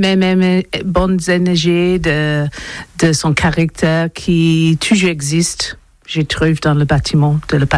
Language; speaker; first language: French; non-native, learner; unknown